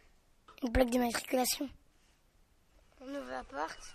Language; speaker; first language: French; native; French